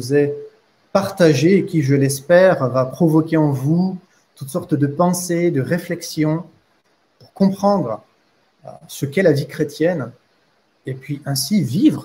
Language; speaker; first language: French; native; French